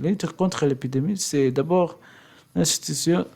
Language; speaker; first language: French; non-native, learner; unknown